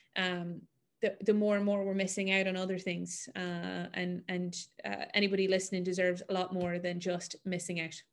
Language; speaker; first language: English; native; English